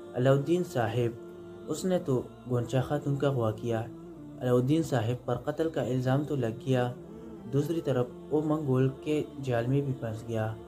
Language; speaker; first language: Urdu; non-native, local second language; Pashto